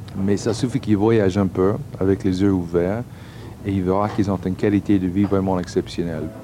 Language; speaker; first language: French; non-native, fluent; English